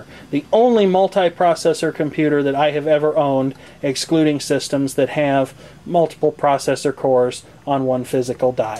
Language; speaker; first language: English; native; English